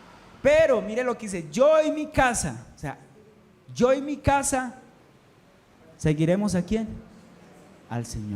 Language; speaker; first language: Spanish; native; Spanish